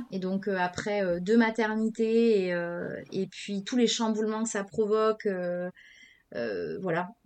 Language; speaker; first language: French; native; French